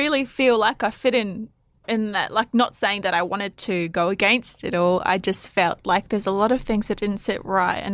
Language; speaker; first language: English; native; English